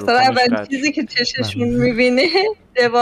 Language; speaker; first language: Persian; native; Persian